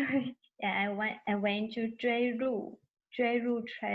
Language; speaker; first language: English; non-native, learner; Chinese